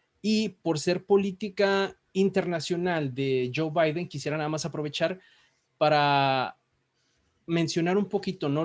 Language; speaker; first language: Spanish; native; Spanish